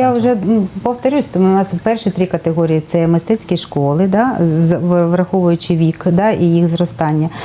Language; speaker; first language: Ukrainian; native; Ukrainian